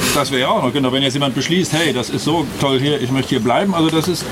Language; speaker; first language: German; native; German